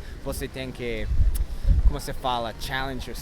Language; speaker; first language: Portuguese; non-native, learner; English